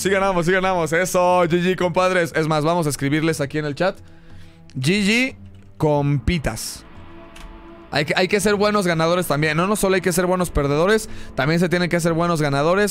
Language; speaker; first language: Spanish; native; Spanish